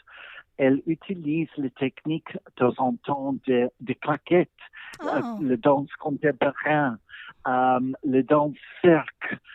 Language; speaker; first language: French; non-native, learner; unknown